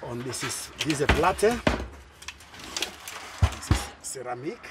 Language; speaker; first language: German; non-native, learner; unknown